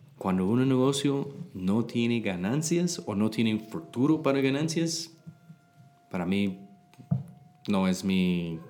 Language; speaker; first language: Spanish; non-native, learner; English